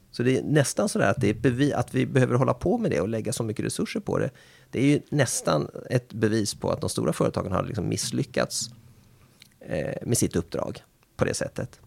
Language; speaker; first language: Swedish; native; Swedish